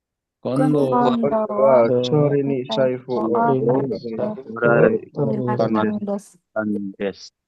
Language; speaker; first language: Japanese; non-native, learner; Indonesian